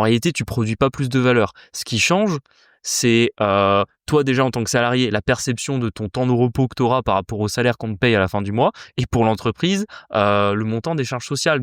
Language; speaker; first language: French; native; French